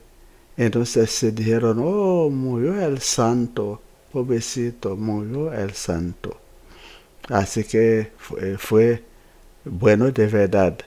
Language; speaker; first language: Spanish; non-native, fluent; Haitian Creole